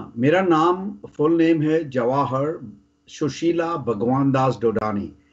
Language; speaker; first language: Hindi; non-native, local second language; Sindhi